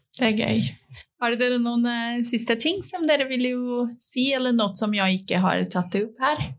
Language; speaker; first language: Norwegian; non-native, fluent; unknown